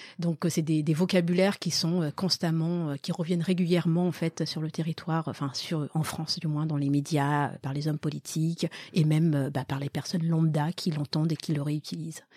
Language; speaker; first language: French; early bilingual, other home language; Malagasy